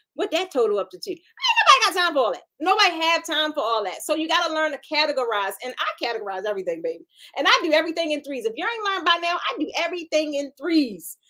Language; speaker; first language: English; native; English